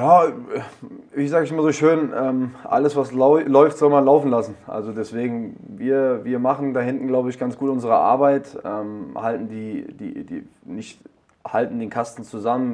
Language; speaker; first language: German; native; German